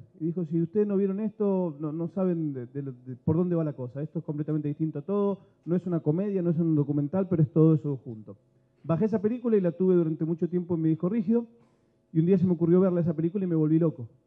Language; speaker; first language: Spanish; native; Spanish